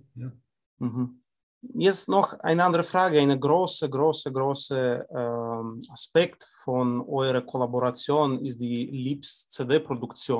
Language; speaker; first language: German; non-native, fluent; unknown